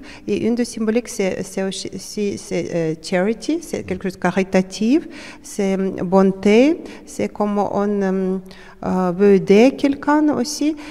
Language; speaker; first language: French; non-native, fluent; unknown